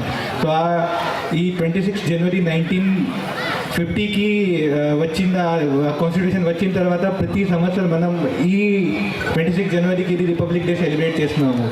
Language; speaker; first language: Telugu; non-native, learner; Hindi